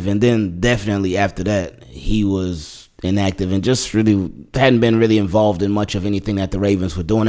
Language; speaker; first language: English; native; English